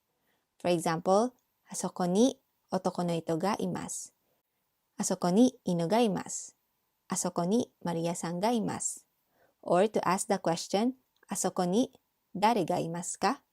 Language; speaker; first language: Japanese; non-native, learner; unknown